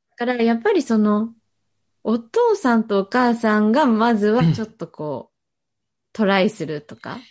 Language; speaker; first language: Japanese; native; Japanese